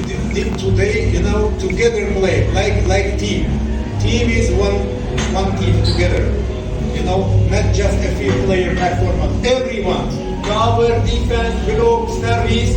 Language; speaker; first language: English; non-native, learner; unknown